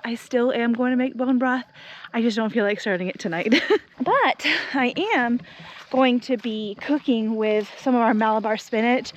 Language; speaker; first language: English; native; English